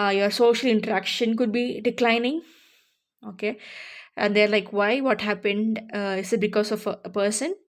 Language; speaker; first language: English; non-native, local second language; Tamil